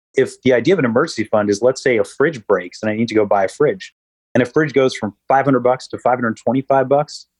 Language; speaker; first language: English; native; English